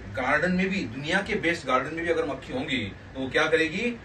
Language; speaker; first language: Hindi; non-native, local second language; Marathi